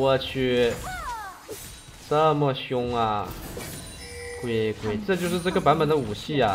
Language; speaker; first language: Chinese; native; Chinese